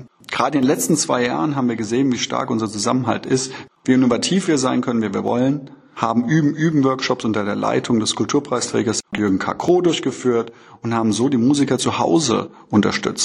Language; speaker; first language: German; native; German